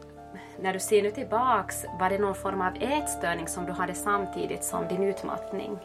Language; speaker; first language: Swedish; native; Swedish